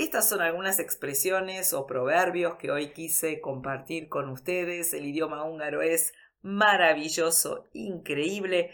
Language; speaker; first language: Spanish; early bilingual, heritage; Spanish